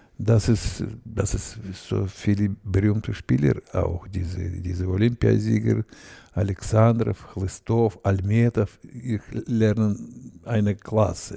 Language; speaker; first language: German; non-native, learner; Russian